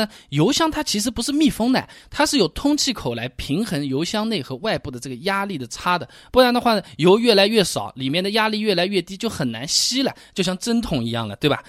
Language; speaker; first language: Chinese; native; Chinese